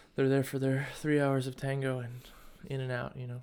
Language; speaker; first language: English; native; English